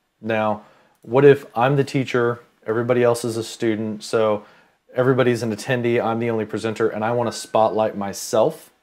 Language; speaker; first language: English; native; English